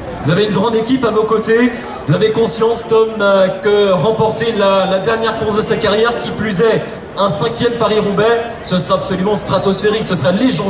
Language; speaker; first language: French; native; French